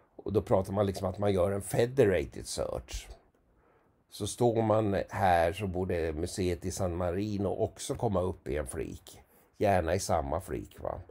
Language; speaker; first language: Swedish; native; Swedish